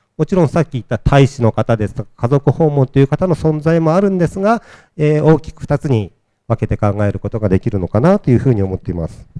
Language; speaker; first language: Japanese; native; Japanese